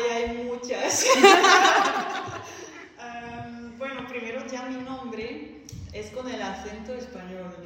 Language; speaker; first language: Spanish; non-native, fluent; Dutch